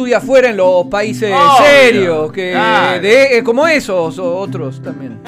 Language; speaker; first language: Spanish; native; Spanish